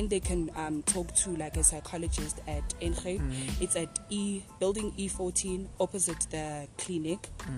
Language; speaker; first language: English; non-native, local second language; Xhosa